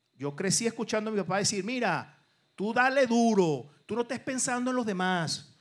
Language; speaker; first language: Spanish; early bilingual, other home language; Portuguese